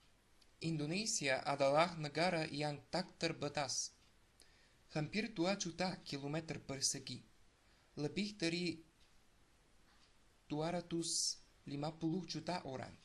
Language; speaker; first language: Indonesian; non-native, learner; Bulgarian